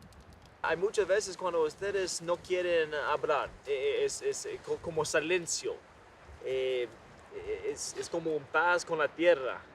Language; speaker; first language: Spanish; non-native, learner; English